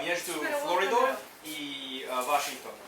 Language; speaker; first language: Russian; non-native, fluent; English